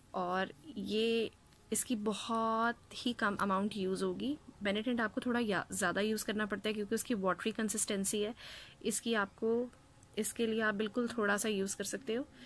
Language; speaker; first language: Urdu; native; Urdu